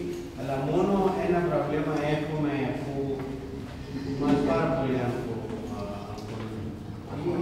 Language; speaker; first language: Greek; non-native, learner; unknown